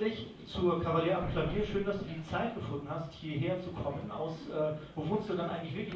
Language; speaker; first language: German; native; German